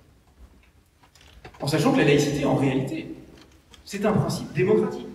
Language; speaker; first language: French; native; French